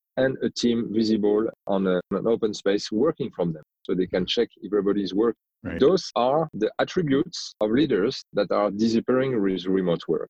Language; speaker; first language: English; non-native, fluent; French